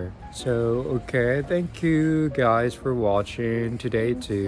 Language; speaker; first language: English; non-native, fluent; Korean